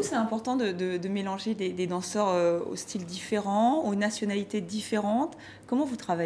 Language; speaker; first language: French; native; French